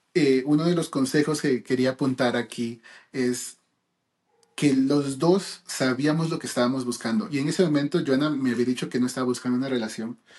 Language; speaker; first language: Spanish; early bilingual, heritage; Spanish